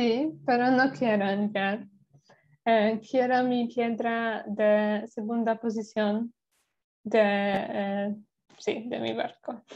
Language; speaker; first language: Spanish; non-native, learner; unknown